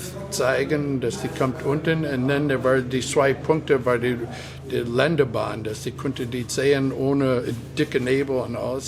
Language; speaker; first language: German; non-native, fluent; English